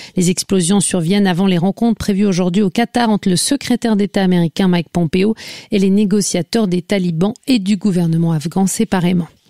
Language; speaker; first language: French; native; French